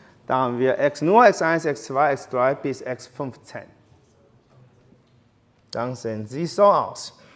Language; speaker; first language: German; non-native, fluent; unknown